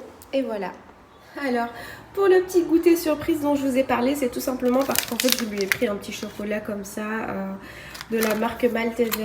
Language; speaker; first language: French; native; French